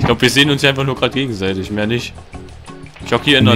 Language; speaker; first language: German; native; German